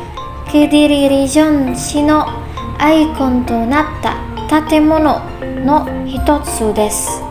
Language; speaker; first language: Japanese; non-native, learner; Indonesian